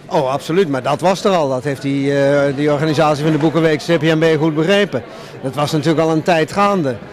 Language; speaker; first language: Dutch; native; Dutch